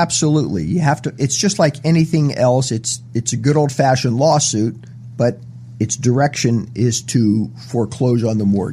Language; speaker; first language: English; native; English